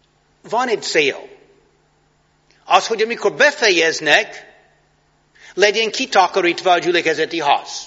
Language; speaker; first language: Hungarian; non-native, fluent; English